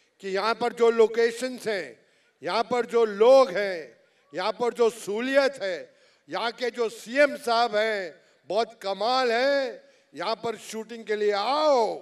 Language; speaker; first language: Hindi; native; Hindi